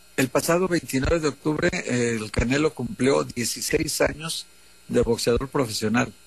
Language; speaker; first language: Spanish; native; Spanish